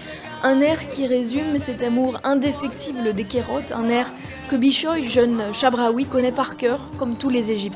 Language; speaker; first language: French; native; French